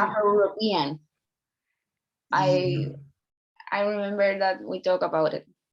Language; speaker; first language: English; non-native, learner; Spanish